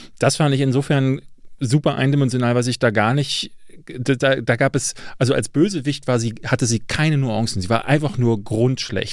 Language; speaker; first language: German; native; German